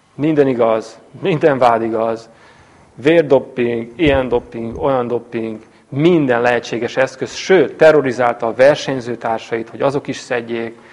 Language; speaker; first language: Hungarian; native; Hungarian